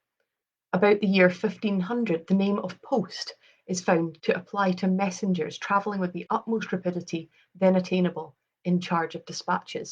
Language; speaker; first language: English; native; English